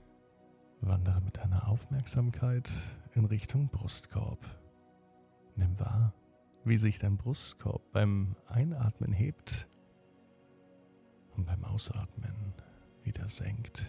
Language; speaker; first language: German; native; German